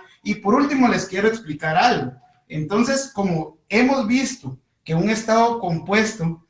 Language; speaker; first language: Spanish; native; Spanish